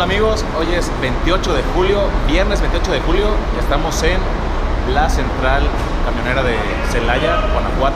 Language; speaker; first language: Spanish; native; Spanish